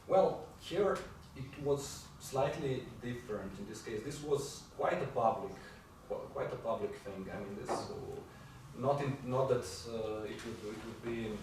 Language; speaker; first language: English; non-native, fluent; Slovenian